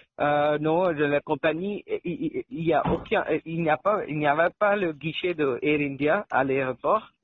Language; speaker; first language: French; non-native, learner; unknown